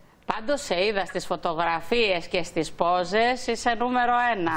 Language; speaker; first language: Greek; native; Greek